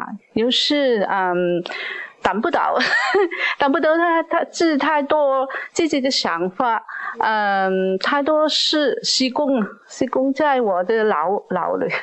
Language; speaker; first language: Chinese; non-native, local second language; Cantonese